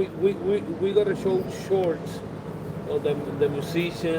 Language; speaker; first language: English; non-native, learner; Spanish